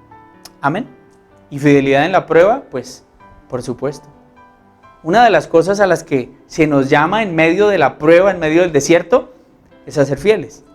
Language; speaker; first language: Spanish; native; Spanish